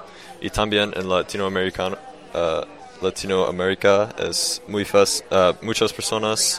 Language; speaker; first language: Spanish; non-native, learner; English